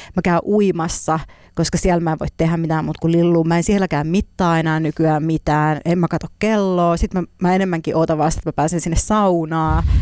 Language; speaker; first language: Finnish; native; Finnish